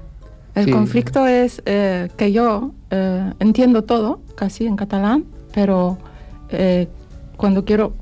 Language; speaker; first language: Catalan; non-native, learner; Polish